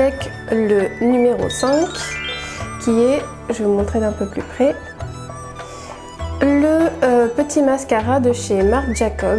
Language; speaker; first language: French; native; French